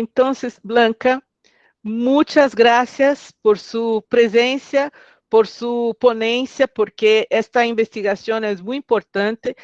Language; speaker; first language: Spanish; non-native, fluent; Portuguese